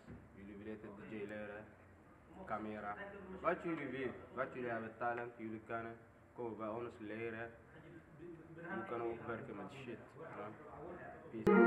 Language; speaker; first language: Dutch; non-native, learner; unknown